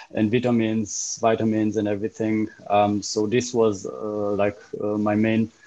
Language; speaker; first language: English; non-native, fluent; Hebrew